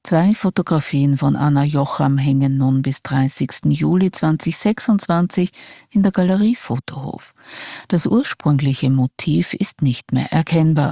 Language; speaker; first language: German; native; German